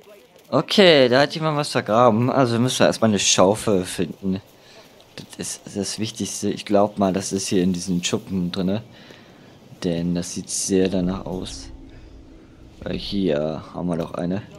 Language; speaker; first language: German; native; German